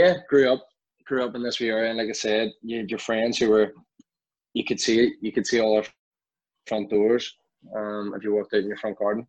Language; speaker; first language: English; native; English